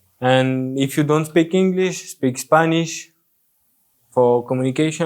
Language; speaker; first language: English; non-native, learner; French